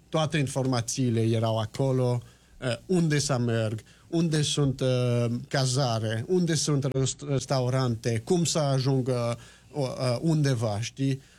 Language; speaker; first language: Romanian; non-native, fluent; French